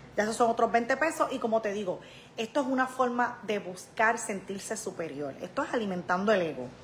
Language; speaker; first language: Spanish; native; Spanish